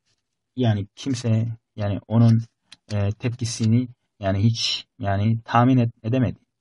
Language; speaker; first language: Turkish; non-native, fluent; Korean